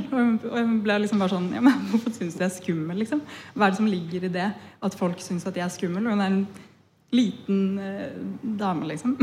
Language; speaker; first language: Norwegian; early bilingual, other home language; Punjabi